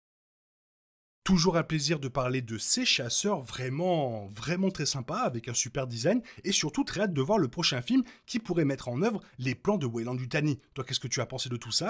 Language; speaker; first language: French; native; French